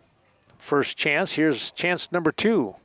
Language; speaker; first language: English; native; English